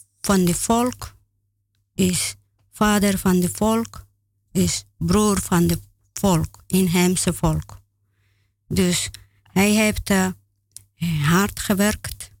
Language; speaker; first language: Dutch; non-native, learner; Spanish